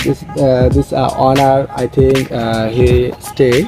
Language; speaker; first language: English; non-native, learner; Bangla